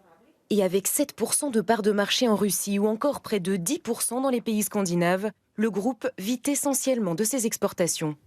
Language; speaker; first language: French; native; French